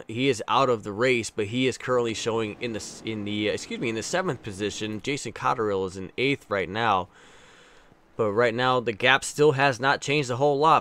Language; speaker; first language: English; native; English